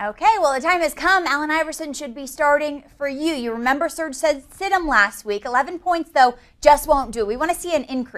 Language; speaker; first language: English; native; English